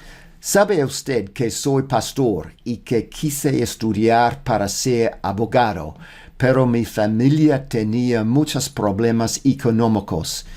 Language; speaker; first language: Spanish; non-native, learner; English